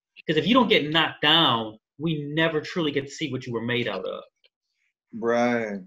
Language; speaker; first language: English; native; English